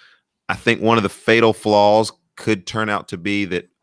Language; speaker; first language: English; native; English